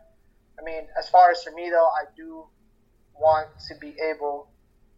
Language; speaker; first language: English; early bilingual, other home language; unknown